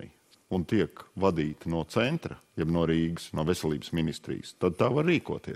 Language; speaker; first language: Latvian; native; Latvian